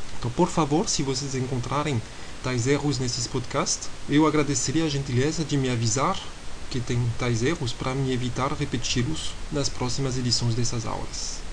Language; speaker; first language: Portuguese; non-native, fluent; French